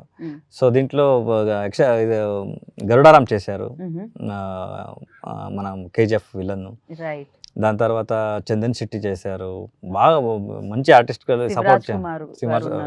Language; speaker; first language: Telugu; non-native, learner; Kannada